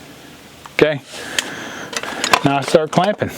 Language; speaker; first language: English; native; English